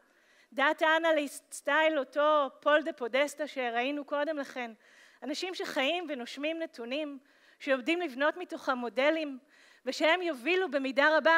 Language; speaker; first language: Hebrew; native; Hebrew